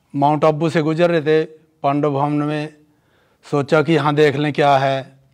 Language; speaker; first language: Hindi; native; Hindi